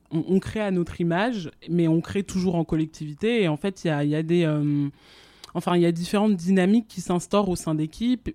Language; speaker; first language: French; native; French